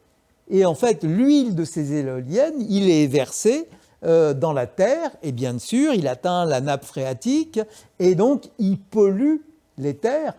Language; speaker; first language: French; native; French